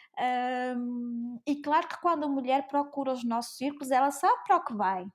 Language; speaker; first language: Portuguese; early bilingual, other home language; Spanish